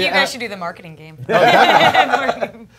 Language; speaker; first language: English; native; English